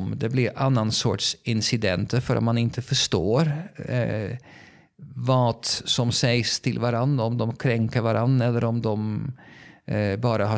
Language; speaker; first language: Swedish; non-native, fluent; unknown